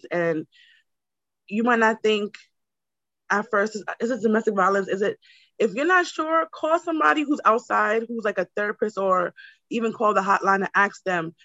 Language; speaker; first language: English; native; English